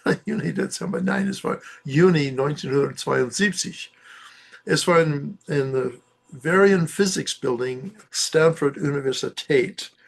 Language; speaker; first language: German; non-native, learner; English